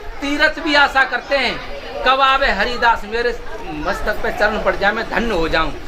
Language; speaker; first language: Hindi; native; Hindi